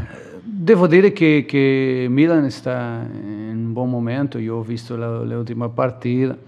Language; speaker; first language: Italian; non-native, fluent; Portuguese